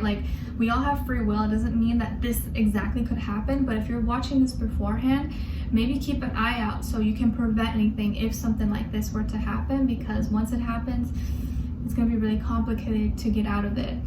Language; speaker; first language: English; native; English